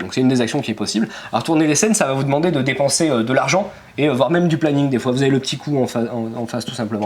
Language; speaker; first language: French; native; French